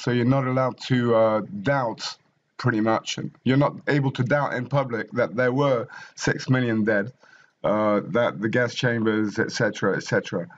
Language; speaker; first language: English; non-native, fluent; French